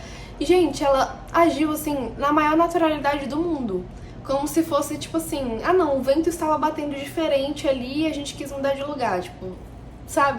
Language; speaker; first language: Portuguese; native; Portuguese